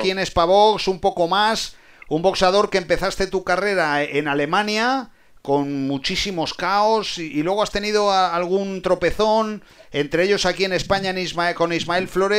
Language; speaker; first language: Spanish; native; Spanish